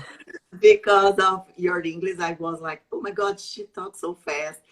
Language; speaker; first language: English; non-native, learner; Portuguese